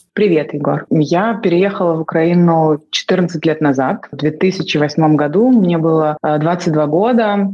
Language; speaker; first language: Russian; native; Russian